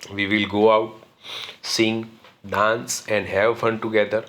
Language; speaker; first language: English; non-native, local second language; Gujarati